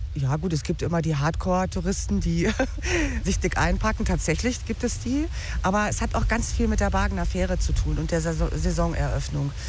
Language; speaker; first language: German; native; German